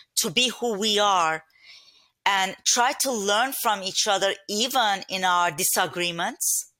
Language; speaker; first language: English; non-native, fluent; Turkish